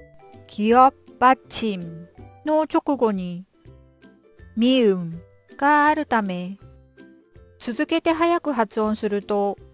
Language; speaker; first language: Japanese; non-native, fluent; Korean